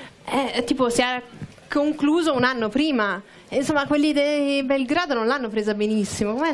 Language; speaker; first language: Italian; native; Italian